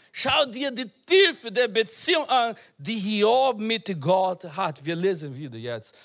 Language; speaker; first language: German; non-native, learner; Portuguese